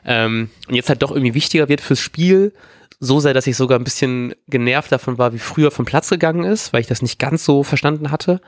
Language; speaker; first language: German; native; German